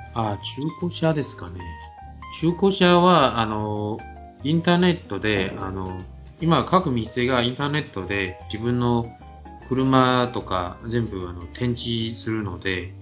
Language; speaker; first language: Japanese; non-native, fluent; Chinese